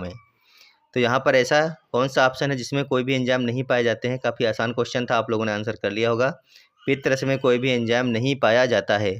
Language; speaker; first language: Hindi; native; Hindi